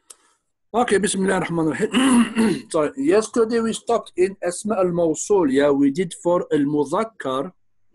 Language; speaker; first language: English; non-native, fluent; Arabic